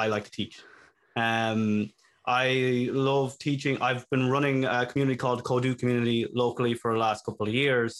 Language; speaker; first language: English; native; English